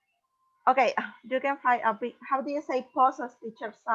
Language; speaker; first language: English; non-native, learner; Spanish